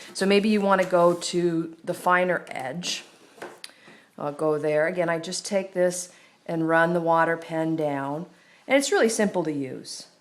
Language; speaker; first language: English; native; English